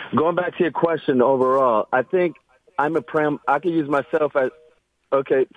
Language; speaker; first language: English; native; English